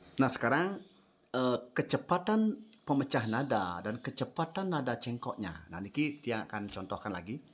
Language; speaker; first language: Indonesian; non-native, local second language; Balinese